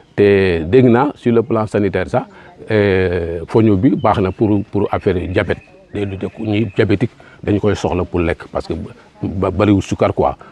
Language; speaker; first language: Wolof; non-native, local second language; Fula